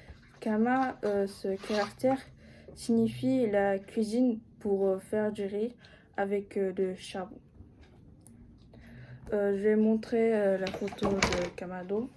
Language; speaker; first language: French; non-native, fluent; Japanese